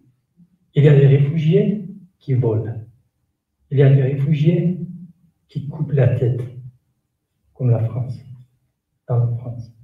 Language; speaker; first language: French; non-native, learner; Kurdish